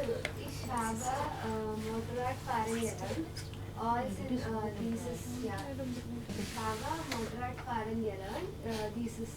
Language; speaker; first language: German; non-native, learner; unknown